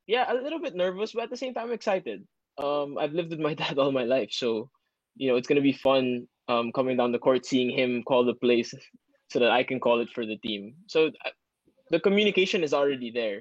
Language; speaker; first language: English; native; English